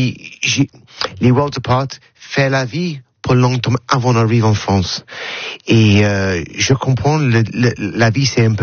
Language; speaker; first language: French; non-native, learner; English